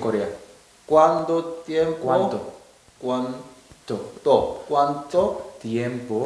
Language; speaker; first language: Spanish; non-native, learner; Korean